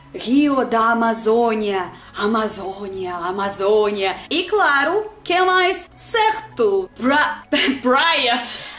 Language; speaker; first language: Portuguese; non-native, learner; Russian